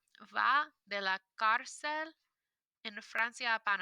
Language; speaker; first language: Spanish; non-native, fluent; English